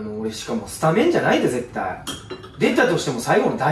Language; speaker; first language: Japanese; native; Japanese